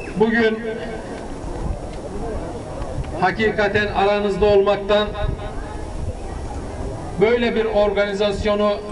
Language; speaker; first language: Turkish; native; Turkish